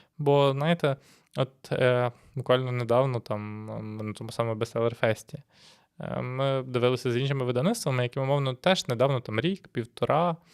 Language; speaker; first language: Ukrainian; native; Ukrainian